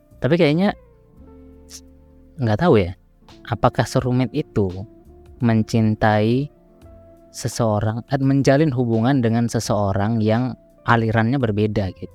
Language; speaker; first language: Indonesian; native; Indonesian